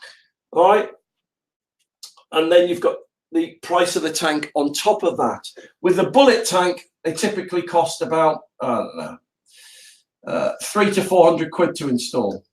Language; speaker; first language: English; native; English